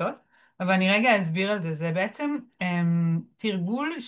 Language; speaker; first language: Hebrew; native; Hebrew